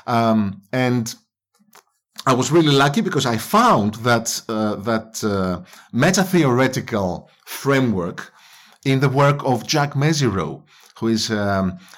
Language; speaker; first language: English; non-native, fluent; Greek